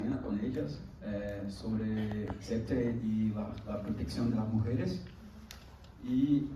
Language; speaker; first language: Spanish; non-native, fluent; Portuguese